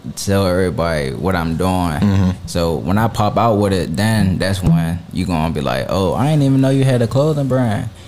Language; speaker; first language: English; native; English